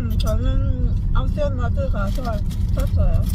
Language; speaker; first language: Korean; non-native, learner; Lao